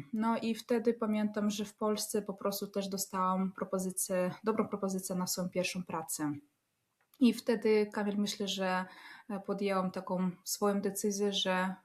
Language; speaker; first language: Polish; non-native, fluent; Russian